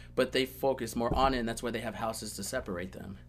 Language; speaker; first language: English; native; English